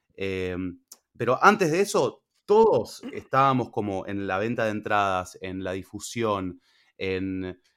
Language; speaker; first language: Spanish; early bilingual, other home language; English